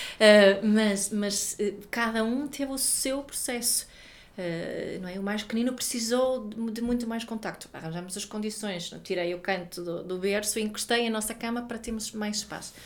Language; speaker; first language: Portuguese; non-native, fluent; Swedish